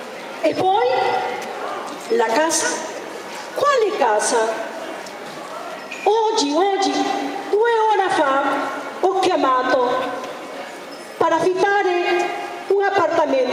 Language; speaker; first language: Italian; non-native, fluent; Spanish